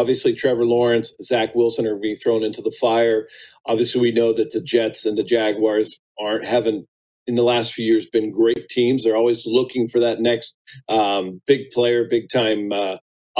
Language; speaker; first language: English; native; English